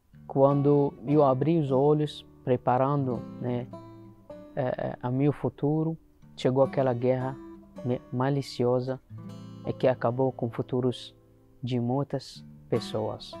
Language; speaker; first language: Portuguese; non-native, fluent; Arabic